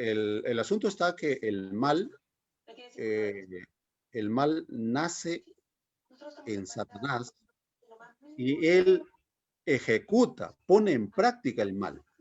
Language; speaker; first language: Spanish; native; Spanish